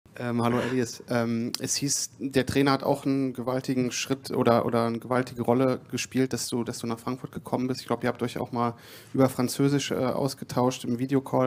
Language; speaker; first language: German; native; German